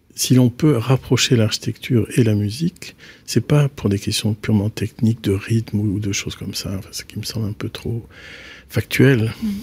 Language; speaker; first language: French; native; French